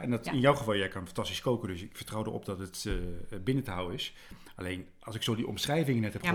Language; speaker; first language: Dutch; native; Dutch